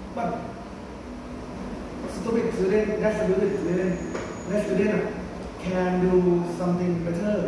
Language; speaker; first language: English; non-native, learner; Thai